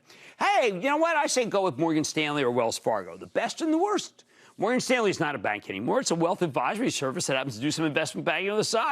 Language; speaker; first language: English; native; English